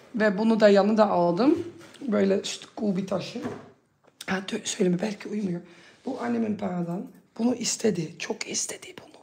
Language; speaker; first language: Turkish; early bilingual, other home language; Dutch